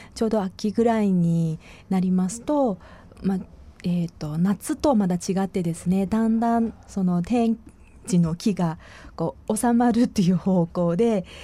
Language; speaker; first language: Japanese; non-native, fluent; Chinese